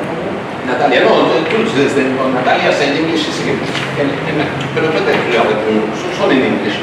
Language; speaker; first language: French; non-native, learner; Spanish